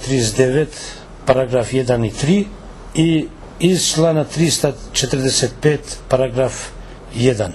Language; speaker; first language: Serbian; non-native, local second language; Albanian